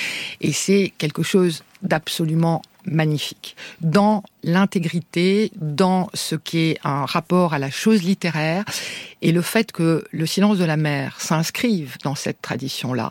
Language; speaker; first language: French; native; French